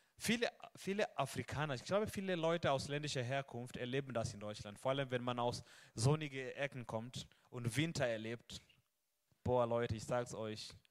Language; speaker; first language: German; non-native, fluent; Swahili